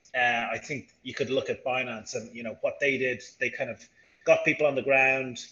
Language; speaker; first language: English; native; English